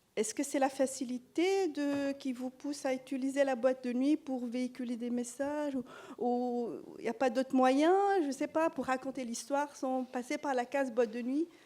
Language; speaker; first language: French; non-native, local second language; Arabic